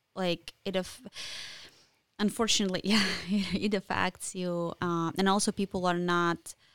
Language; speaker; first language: English; non-native, fluent; Ukrainian